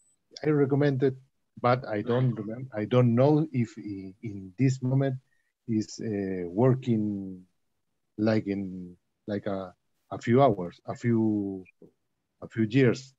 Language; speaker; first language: English; non-native, learner; Spanish